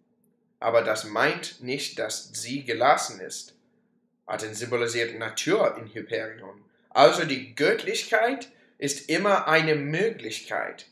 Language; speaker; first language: German; non-native, learner; English